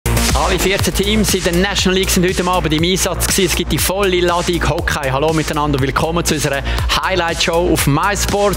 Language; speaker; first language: German; native; German